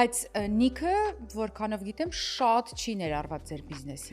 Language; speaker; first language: Armenian; native; Armenian